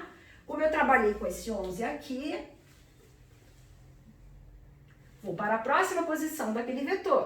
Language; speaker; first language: Portuguese; native; Portuguese